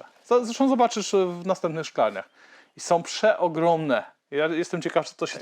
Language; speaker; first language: Polish; native; Polish